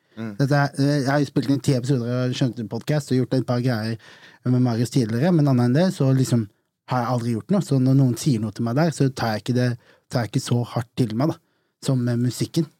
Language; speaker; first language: Norwegian; native; Norwegian